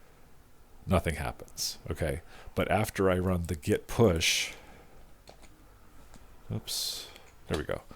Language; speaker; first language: English; native; English